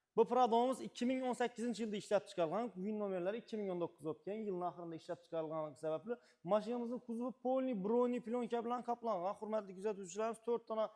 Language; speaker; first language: Uzbek; native; Uzbek